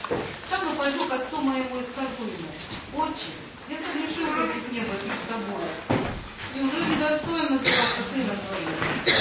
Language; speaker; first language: Russian; native; Russian